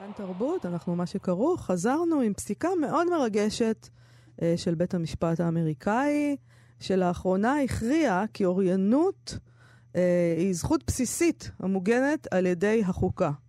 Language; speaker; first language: Hebrew; native; Hebrew